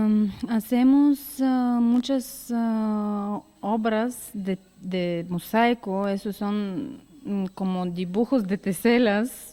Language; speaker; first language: Spanish; non-native, learner; Bulgarian